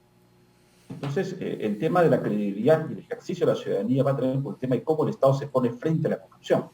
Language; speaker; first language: Spanish; native; Spanish